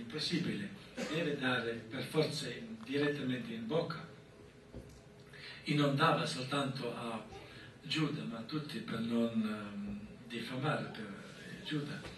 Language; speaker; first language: Italian; non-native, fluent; German